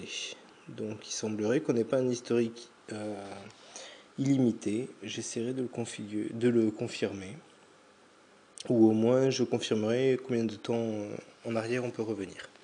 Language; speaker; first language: French; native; French